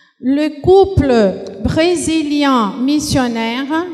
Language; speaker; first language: French; non-native, fluent; Portuguese